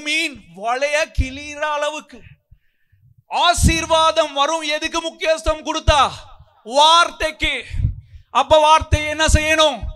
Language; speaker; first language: Tamil; non-native, local second language; Sinhala